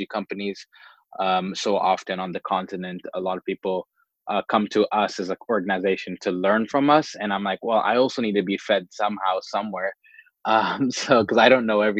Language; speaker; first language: English; non-native, local second language; Swahili